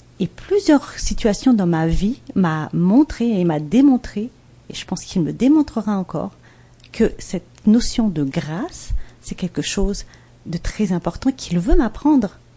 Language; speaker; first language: French; non-native, local second language; Malagasy